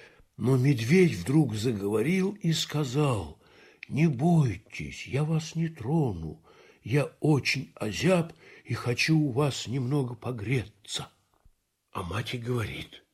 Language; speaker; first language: Russian; native; Russian